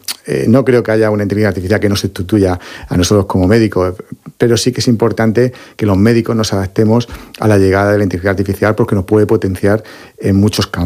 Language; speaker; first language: Spanish; native; Spanish